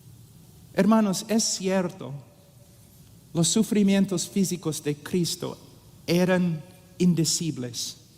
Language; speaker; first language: Spanish; non-native, fluent; English